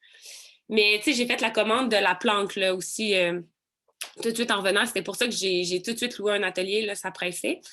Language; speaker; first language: French; native; French